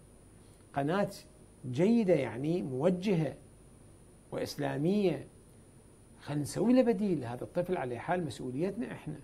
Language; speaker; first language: Arabic; native; Arabic